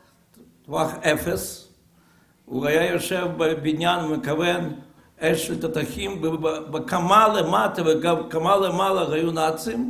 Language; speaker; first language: Hebrew; non-native, fluent; Russian